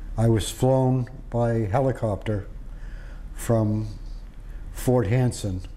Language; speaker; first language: English; native; English